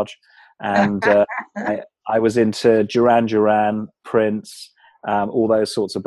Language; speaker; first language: English; native; English